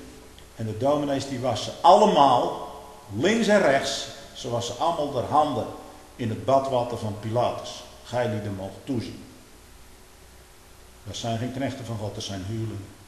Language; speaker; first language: Dutch; native; Dutch